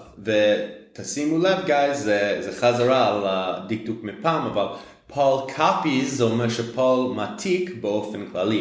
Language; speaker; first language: Hebrew; non-native, fluent; English